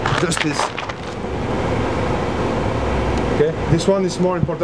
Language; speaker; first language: English; non-native, learner; French